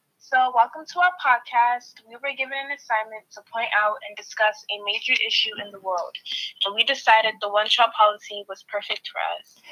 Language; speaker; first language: English; native; English